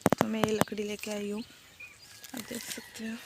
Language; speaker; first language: Hindi; non-native, local second language; Marathi